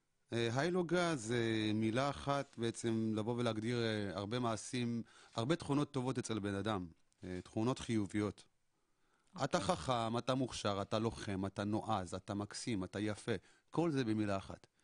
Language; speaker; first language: Hebrew; early bilingual, other home language; Amharic